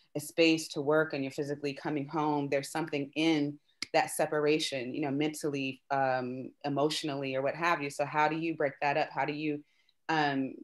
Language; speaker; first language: English; native; English